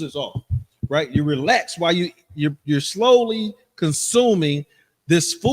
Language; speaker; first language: English; native; English